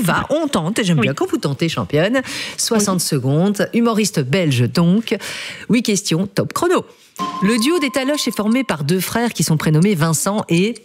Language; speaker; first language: French; native; French